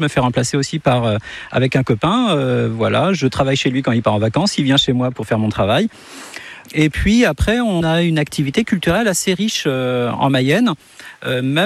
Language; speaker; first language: French; native; French